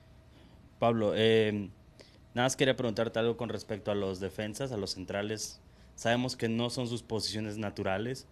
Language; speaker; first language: Spanish; native; Spanish